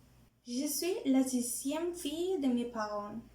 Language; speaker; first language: French; non-native, learner; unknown